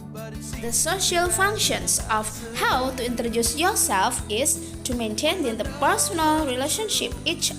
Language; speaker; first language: English; non-native, fluent; Indonesian